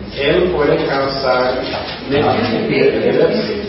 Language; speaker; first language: Spanish; non-native, fluent; English